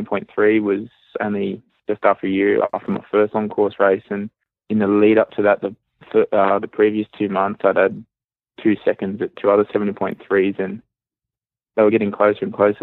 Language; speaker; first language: English; native; English